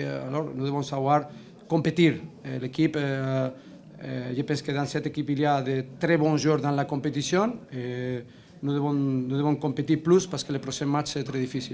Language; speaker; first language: French; non-native, learner; Spanish